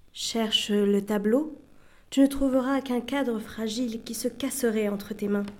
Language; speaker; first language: French; non-native, local second language; Arabic